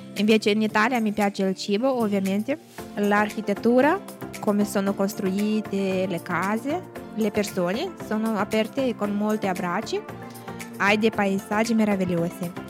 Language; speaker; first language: Italian; non-native, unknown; Romanian